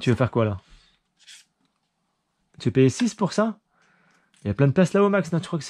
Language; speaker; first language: French; native; French